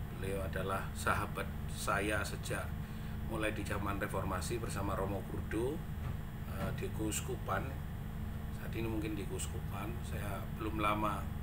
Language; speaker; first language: Indonesian; non-native, local second language; Madurese